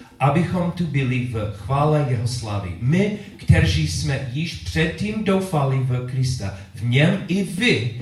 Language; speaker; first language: Czech; non-native, learner; English